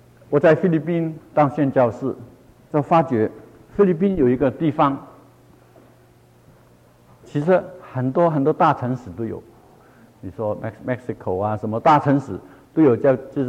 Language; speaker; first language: Chinese; non-native, local second language; Cantonese